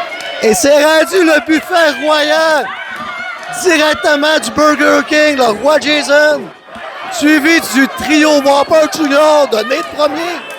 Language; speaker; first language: French; native; French